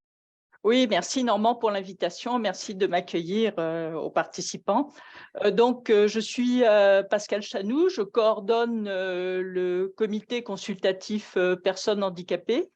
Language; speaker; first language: French; native; French